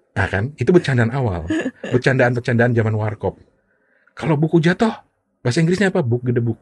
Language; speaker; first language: Indonesian; native; Indonesian